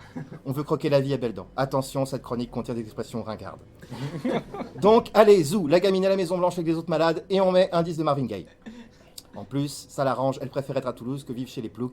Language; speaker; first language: French; native; French